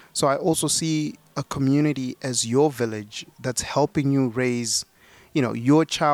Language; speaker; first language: English; non-native, local second language; Shona